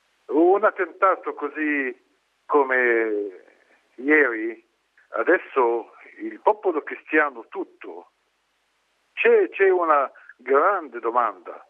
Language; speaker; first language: Italian; non-native, learner; Arabic